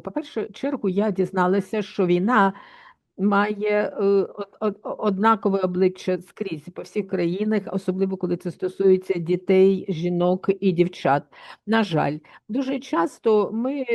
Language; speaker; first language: Ukrainian; native; Ukrainian